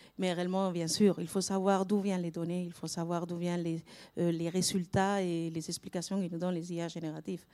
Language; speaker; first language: French; non-native, fluent; Spanish